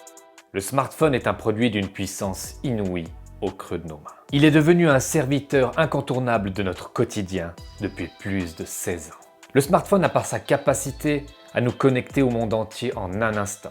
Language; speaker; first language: French; native; French